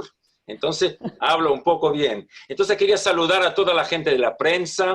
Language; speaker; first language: Spanish; non-native, fluent; Portuguese